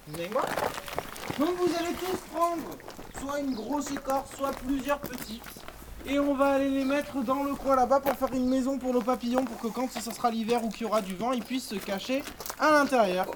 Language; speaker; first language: French; native; French